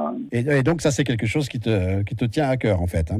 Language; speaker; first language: French; native; French